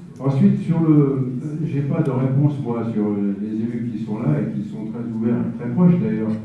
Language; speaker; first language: French; native; French